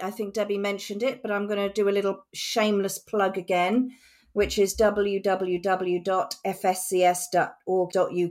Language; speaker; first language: English; native; English